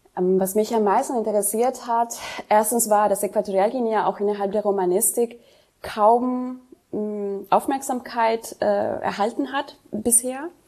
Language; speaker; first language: German; non-native, fluent; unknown